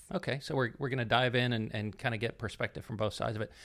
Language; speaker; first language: English; non-native, fluent; Dutch